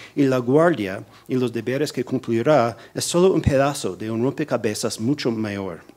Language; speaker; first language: Spanish; non-native, fluent; English